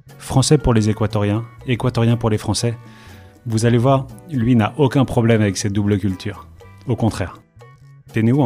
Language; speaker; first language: French; native; French